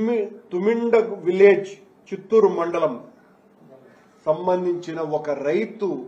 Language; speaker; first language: Telugu; native; Telugu